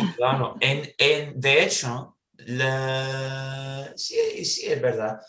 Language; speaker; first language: Spanish; non-native, learner; English